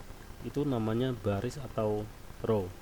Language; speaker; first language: Indonesian; native; Indonesian